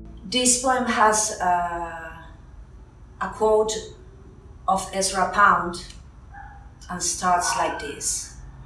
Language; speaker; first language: English; non-native, fluent; Spanish